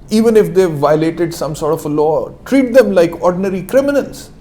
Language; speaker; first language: English; non-native, local second language; Urdu